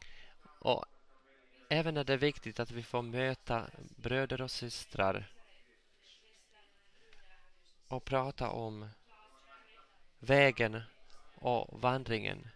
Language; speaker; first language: Swedish; non-native, local second language; Finnish